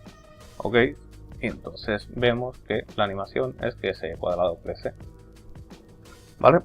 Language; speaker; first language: Spanish; native; Spanish